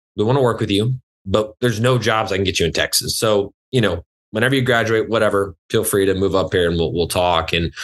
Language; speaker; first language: English; native; English